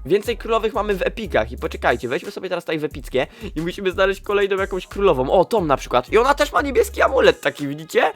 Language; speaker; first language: Polish; native; Polish